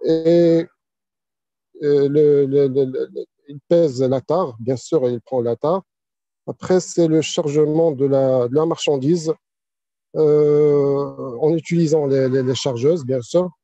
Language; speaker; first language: French; non-native, local second language; Arabic